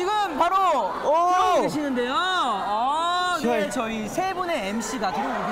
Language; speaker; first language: Korean; native; Korean